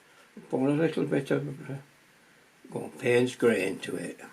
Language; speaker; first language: English; native; English